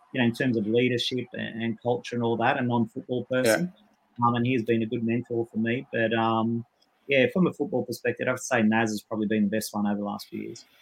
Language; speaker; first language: English; native; English